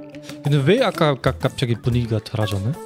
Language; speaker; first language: Korean; non-native, fluent; German